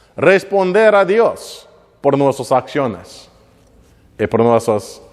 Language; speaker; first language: Spanish; non-native, learner; English